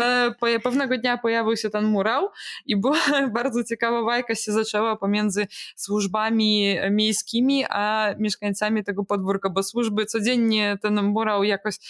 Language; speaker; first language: Polish; non-native, fluent; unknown